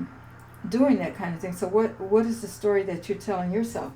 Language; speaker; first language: English; native; English